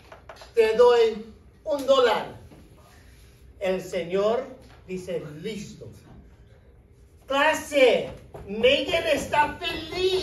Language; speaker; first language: Spanish; non-native, fluent; English